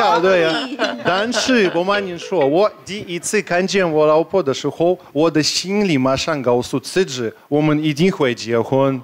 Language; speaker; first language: Chinese; non-native, fluent; Russian